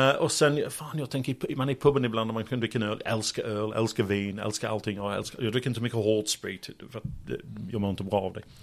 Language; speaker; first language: Swedish; non-native, fluent; English